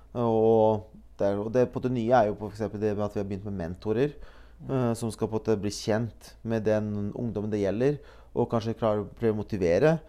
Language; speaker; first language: Norwegian; early bilingual, other home language; Bosnian